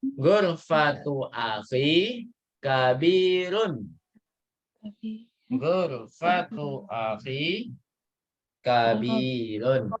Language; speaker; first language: Arabic; non-native, fluent; Indonesian